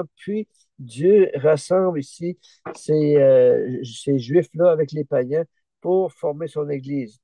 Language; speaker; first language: French; native; French